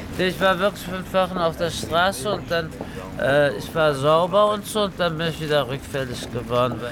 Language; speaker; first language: German; early bilingual, other home language; Turkish